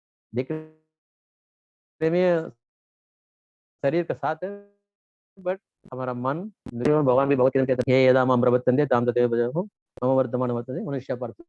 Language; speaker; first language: Hindi; non-native, local second language; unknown